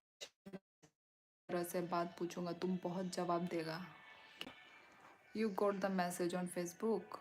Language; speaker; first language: Hindi; non-native, local second language; Kok Borok